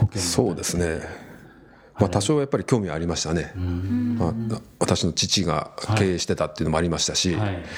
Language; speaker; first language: Japanese; native; Japanese